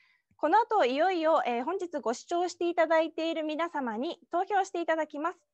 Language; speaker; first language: Japanese; native; Japanese